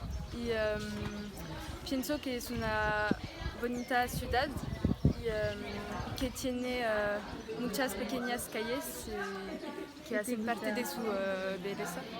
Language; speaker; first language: Spanish; non-native, learner; French